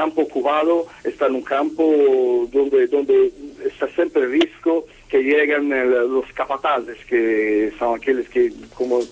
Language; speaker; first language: Spanish; non-native, learner; Portuguese